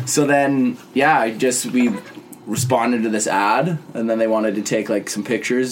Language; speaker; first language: English; native; English